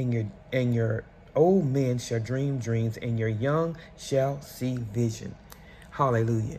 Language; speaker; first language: English; native; English